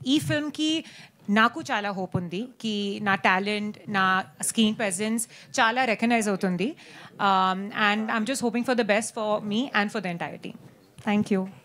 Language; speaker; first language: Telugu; non-native, learner; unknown